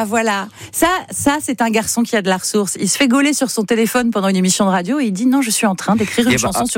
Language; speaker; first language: French; native; French